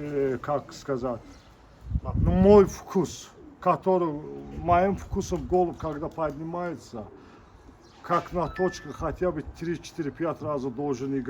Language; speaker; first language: Russian; non-native, local second language; Azerbaijani